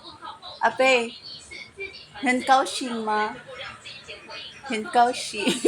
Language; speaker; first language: Chinese; non-native, learner; Filipino